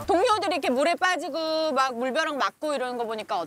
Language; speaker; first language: Korean; native; Korean